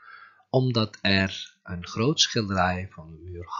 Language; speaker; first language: Dutch; non-native, fluent; Turkish